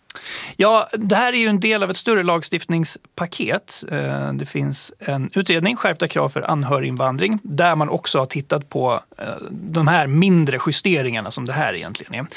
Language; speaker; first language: Swedish; native; Swedish